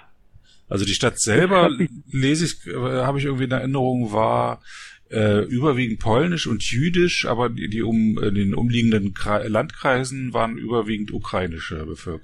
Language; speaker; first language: German; native; German